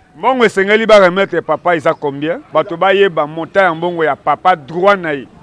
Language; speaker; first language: Lingala; native; Lingala